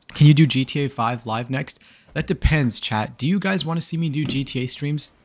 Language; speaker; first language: English; native; English